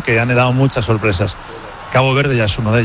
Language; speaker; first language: Spanish; native; Spanish